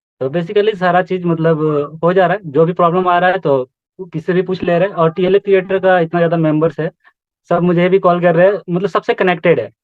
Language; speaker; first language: Hindi; native; Hindi